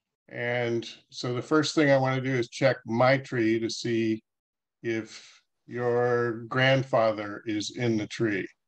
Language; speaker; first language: English; native; English